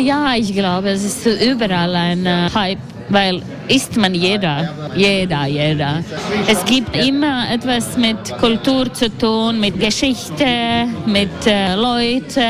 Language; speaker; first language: German; non-native, learner; Latvian